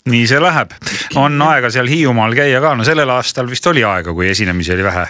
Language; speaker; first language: Estonian; native; Estonian